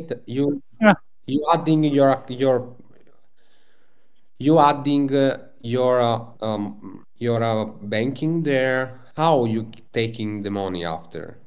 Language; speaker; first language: English; non-native, learner; Italian